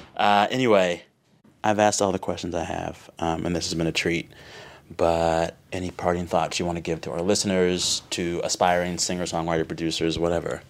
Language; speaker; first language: English; native; English